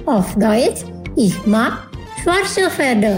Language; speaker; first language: German; non-native, fluent; Indonesian